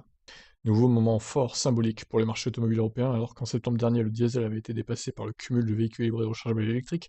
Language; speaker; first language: French; native; French